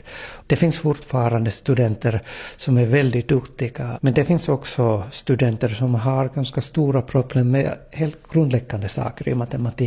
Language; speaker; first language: Swedish; non-native, fluent; Finnish